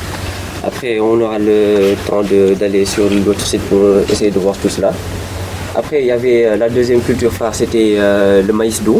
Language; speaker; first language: French; non-native, local second language; Wolof